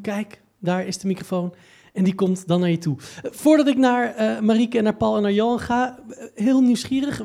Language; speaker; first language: Dutch; native; Dutch